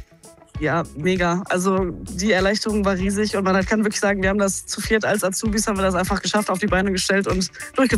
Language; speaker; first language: German; native; German